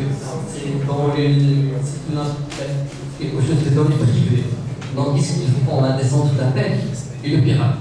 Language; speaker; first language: French; non-native, local second language; Arabic